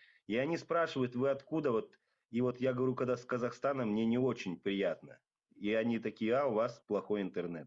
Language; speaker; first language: Russian; native; Russian